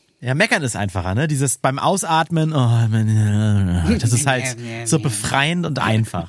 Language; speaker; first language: German; native; German